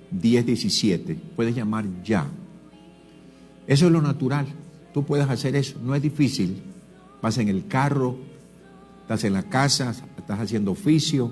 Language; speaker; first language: Spanish; native; Spanish